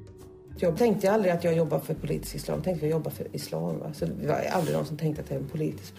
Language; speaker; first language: Swedish; native; Swedish